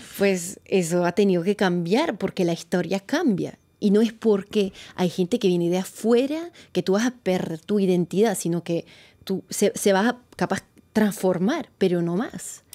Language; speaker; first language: Spanish; non-native, fluent; French